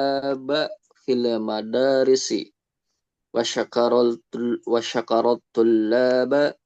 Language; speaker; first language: Arabic; non-native, learner; Indonesian